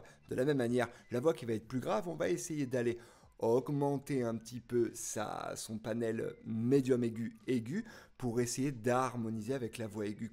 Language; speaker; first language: French; native; French